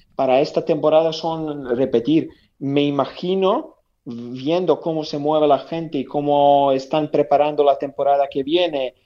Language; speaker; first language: Spanish; non-native, fluent; Serbian